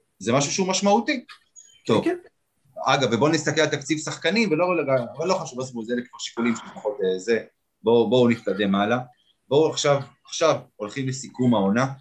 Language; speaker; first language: Hebrew; native; Hebrew